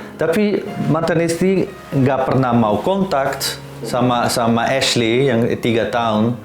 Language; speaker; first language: Indonesian; non-native, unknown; Dutch